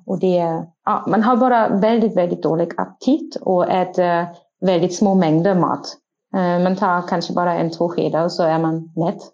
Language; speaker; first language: Swedish; non-native, fluent; German